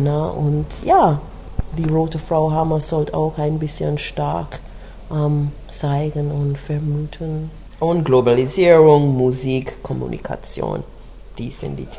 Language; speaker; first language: German; non-native, learner; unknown